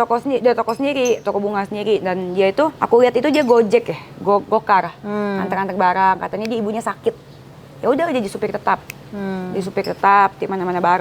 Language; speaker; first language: Indonesian; native; Indonesian